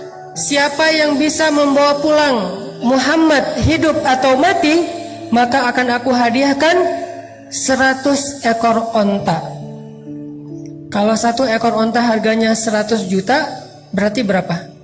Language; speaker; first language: Indonesian; native; Indonesian